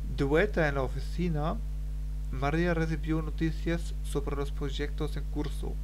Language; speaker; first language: Spanish; non-native, learner; German